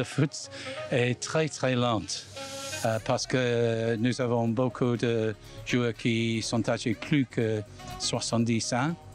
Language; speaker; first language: French; non-native, learner; English